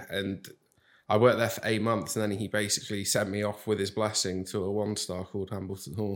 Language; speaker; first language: English; native; English